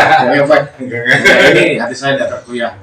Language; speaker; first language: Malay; non-native, local second language; Javanese